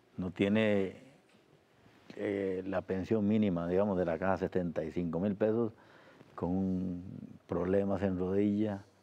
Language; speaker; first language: Spanish; native; Spanish